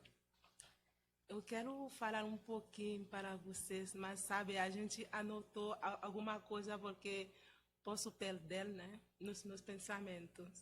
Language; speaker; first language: Portuguese; non-native, fluent; Haitian Creole